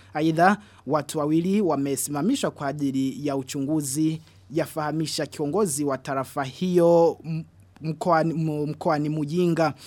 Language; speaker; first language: Swahili; non-native, local second language; Rundi